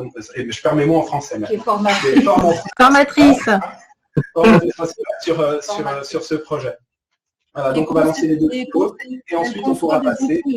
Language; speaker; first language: French; native; French